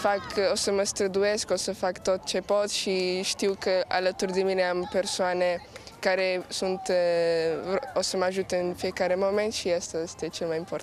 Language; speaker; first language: Romanian; early bilingual, heritage; Italian